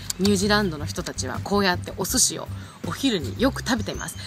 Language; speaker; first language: Japanese; native; Japanese